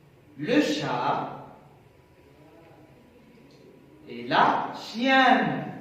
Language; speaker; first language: French; non-native, local second language; Arabic